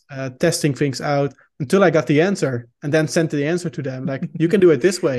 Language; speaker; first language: English; non-native, fluent; Dutch